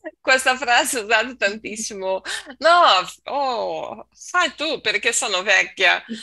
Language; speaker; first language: Italian; non-native, learner; Portuguese